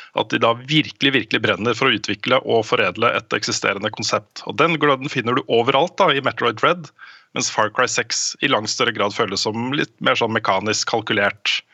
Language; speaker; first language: Norwegian; native; Norwegian